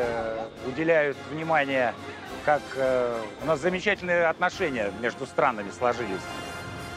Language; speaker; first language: Russian; native; Russian